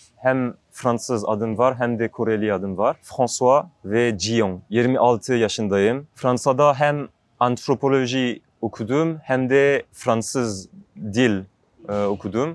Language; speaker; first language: Turkish; non-native, learner; French